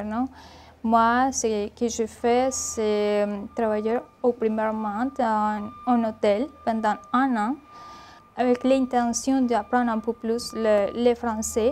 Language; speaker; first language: French; non-native, learner; Spanish